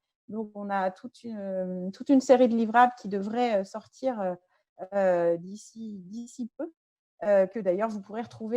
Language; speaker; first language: French; native; French